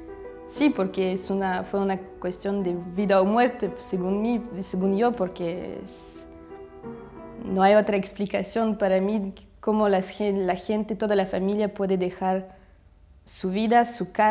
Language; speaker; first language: Spanish; non-native, fluent; Russian